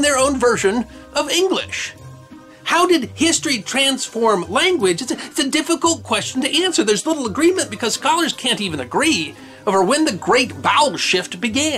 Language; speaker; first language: English; native; English